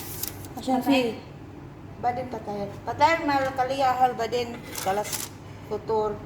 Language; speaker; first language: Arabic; non-native, learner; Cebuano